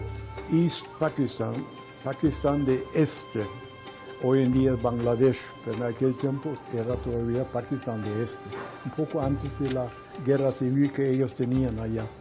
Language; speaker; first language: Spanish; non-native, fluent; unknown